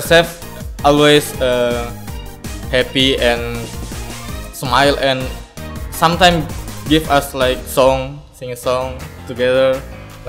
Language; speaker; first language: English; non-native, learner; Indonesian